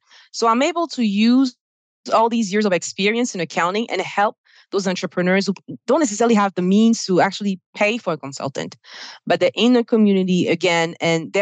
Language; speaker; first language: English; non-native, fluent; French